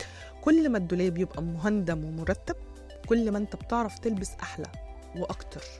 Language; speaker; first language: Arabic; native; Arabic